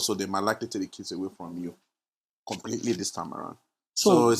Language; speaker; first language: English; non-native, local second language; Yoruba